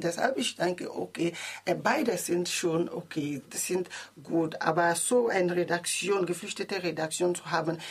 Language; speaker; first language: German; non-native, learner; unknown